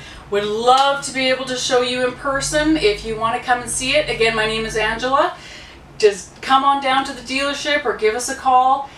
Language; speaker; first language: English; native; English